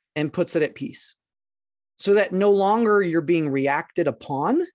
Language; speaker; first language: English; native; English